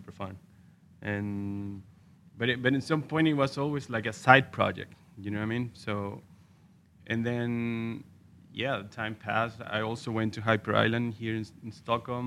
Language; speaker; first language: English; non-native, fluent; Spanish